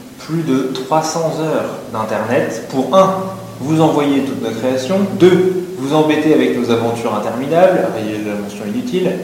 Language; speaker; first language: French; native; French